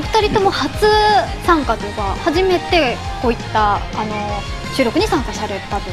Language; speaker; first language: Japanese; native; Japanese